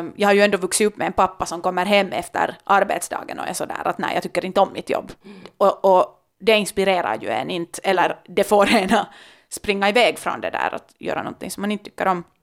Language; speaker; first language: Swedish; native; Swedish